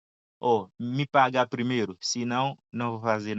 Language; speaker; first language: Portuguese; non-native, fluent; Haitian Creole